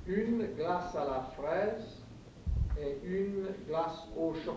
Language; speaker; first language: French; non-native, fluent; English